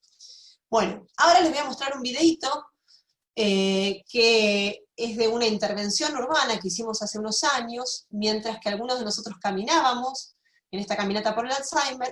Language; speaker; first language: Spanish; native; Spanish